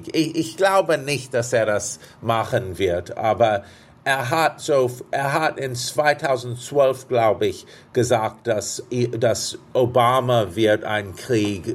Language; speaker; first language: German; non-native, fluent; English